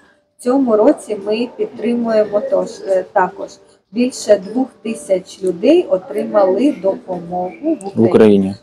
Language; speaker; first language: Ukrainian; non-native, fluent; Japanese